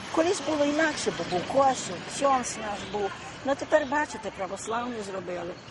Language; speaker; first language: Ukrainian; native; Ukrainian